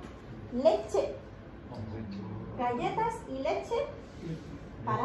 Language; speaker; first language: Spanish; non-native, fluent; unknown